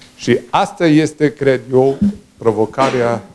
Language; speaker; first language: Romanian; non-native, fluent; German